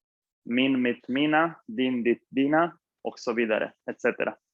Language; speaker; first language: Swedish; non-native, fluent; Spanish